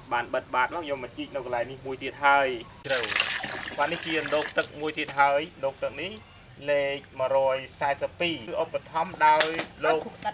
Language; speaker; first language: Khmer; native; Khmer